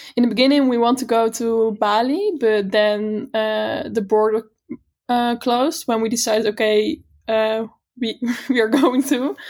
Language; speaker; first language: English; non-native, fluent; Dutch